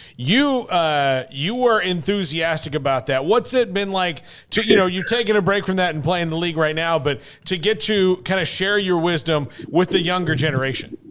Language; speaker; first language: English; native; English